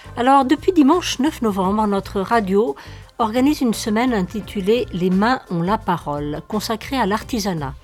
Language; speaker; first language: French; native; French